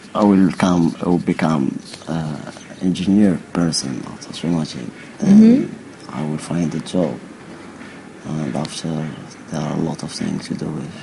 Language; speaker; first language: English; non-native, learner; Arabic